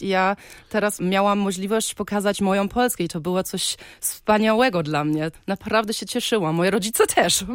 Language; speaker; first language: Polish; early bilingual, heritage; Polish